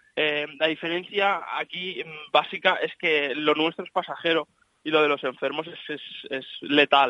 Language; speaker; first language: Spanish; native; Spanish